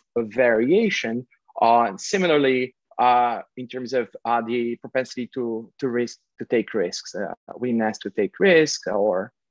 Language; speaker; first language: English; non-native, fluent; Portuguese